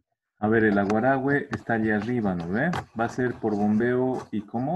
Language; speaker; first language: Spanish; native; Spanish